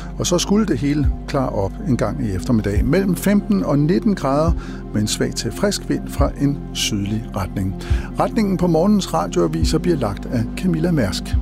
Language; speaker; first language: Danish; native; Danish